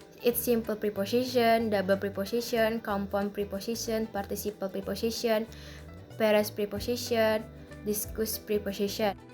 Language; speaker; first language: English; non-native, learner; Indonesian